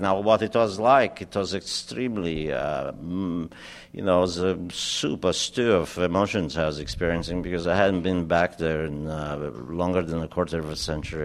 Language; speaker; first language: English; non-native, fluent; German